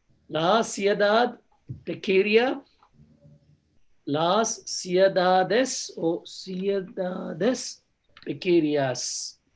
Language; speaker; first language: Spanish; non-native, learner; English